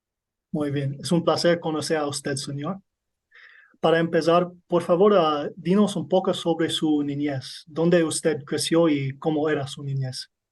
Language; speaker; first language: Spanish; non-native, learner; English